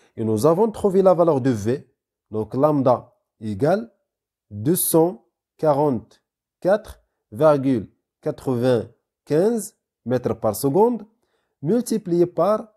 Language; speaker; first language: French; non-native, local second language; Arabic